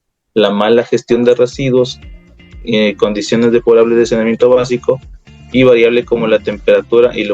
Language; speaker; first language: Spanish; native; Spanish